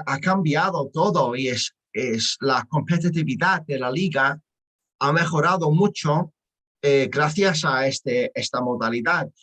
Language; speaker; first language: Spanish; non-native, learner; English